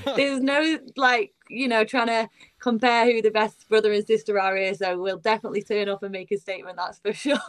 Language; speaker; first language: English; early bilingual, other home language; Bulgarian